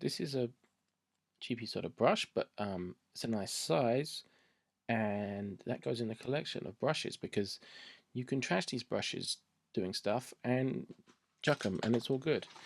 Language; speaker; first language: English; native; English